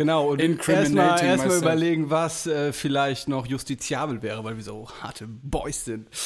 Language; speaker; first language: German; native; German